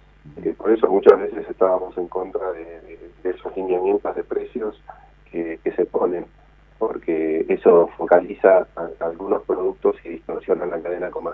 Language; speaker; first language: Spanish; native; Spanish